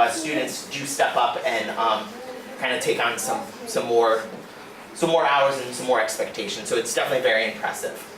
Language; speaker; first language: English; native; English